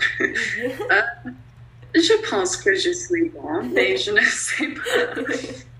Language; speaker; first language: French; non-native, learner; English